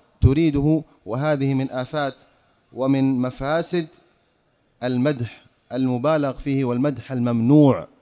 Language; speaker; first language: Arabic; native; Arabic